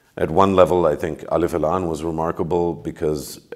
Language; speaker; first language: English; early bilingual, other home language; Urdu